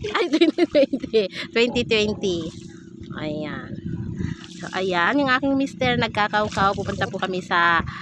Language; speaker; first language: Filipino; native; Filipino